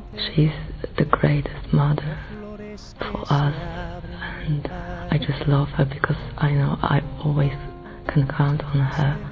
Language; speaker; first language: English; non-native, fluent; Polish